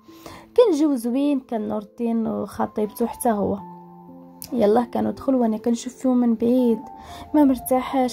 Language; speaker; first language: Arabic; native; Arabic